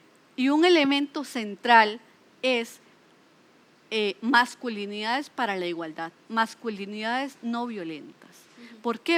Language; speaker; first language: Spanish; native; Spanish